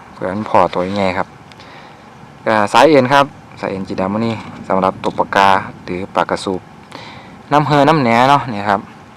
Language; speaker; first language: Thai; native; Thai